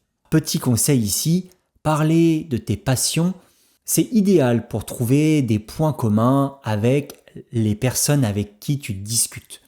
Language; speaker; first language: French; native; French